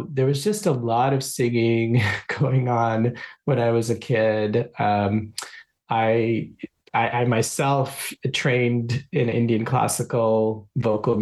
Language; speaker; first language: English; non-native, local second language; Bangla